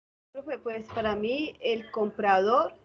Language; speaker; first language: Spanish; native; Spanish